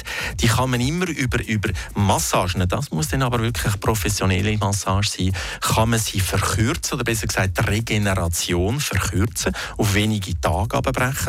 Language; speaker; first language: German; native; German